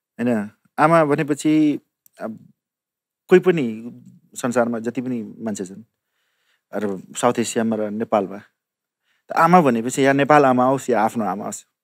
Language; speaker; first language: Nepali; non-native, local second language; Maithili